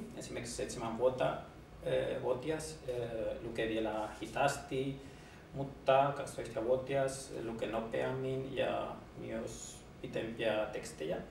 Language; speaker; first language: Finnish; non-native, learner; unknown